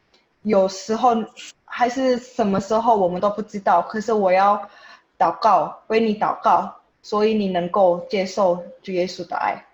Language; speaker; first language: Chinese; non-native, fluent; Indonesian